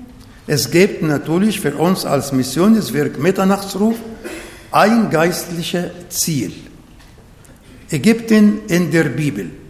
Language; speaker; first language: German; non-native, learner; Arabic